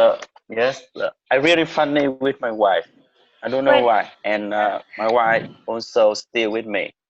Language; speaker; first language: English; non-native, learner; Vietnamese